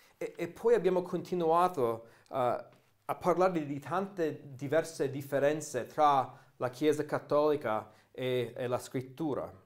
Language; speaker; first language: Italian; non-native, fluent; English